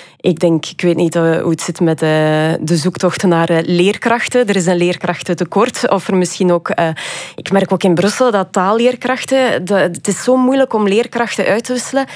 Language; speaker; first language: Dutch; native; Dutch